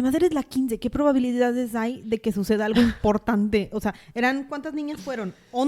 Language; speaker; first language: Spanish; native; Spanish